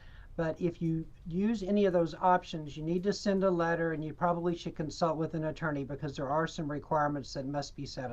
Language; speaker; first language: English; native; English